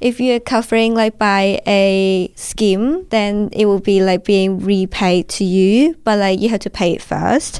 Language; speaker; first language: English; non-native, local second language; Cantonese